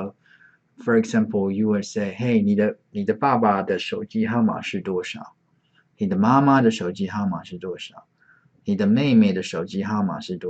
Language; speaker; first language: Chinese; non-native, fluent; English